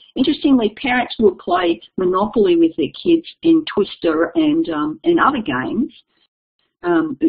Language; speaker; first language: English; native; English